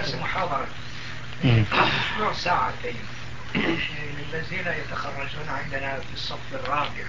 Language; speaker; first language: Arabic; non-native, fluent; Turkish